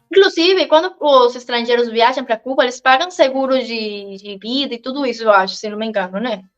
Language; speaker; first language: Portuguese; non-native, fluent; Spanish